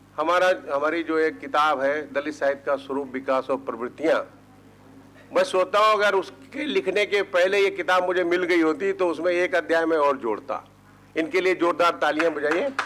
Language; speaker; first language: Hindi; native; Hindi